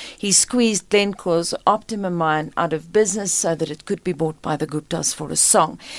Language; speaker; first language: English; non-native, local second language; Afrikaans